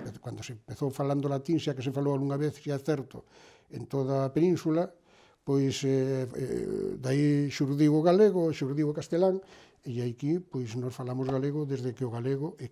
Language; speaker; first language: Galician; native; Galician